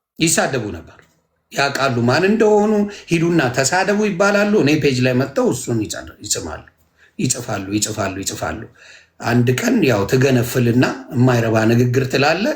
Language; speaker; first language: Amharic; native; Amharic